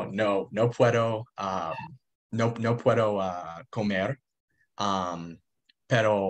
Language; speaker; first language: Spanish; non-native, learner; English